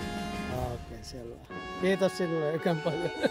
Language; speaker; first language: Finnish; non-native, fluent; Bangla